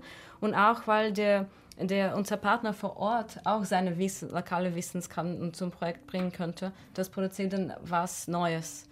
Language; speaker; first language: German; non-native, fluent; Russian